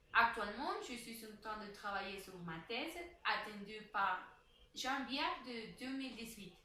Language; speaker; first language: French; non-native, learner; Spanish